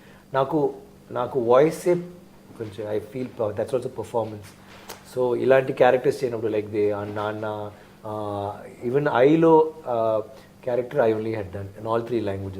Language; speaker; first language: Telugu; non-native, learner; Tamil